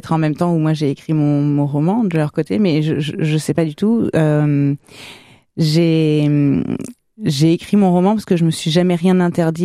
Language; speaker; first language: French; native; French